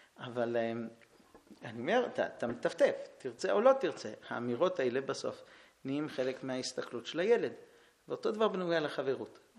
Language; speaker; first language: Hebrew; early bilingual, heritage; Hebrew